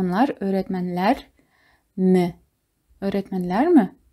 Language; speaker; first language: Turkish; non-native, fluent; Kazakh